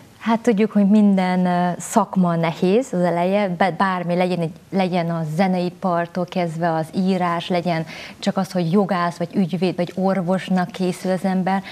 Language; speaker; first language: Hungarian; early bilingual, other home language; Vietnamese